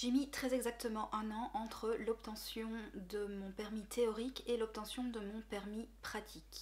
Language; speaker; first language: French; native; French